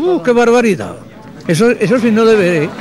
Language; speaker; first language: Spanish; native; Spanish